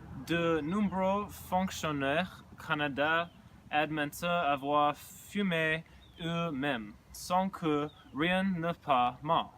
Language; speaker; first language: French; non-native, learner; English